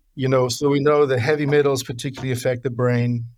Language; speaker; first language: English; native; English